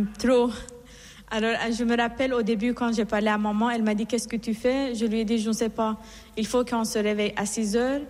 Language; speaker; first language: French; non-native, fluent; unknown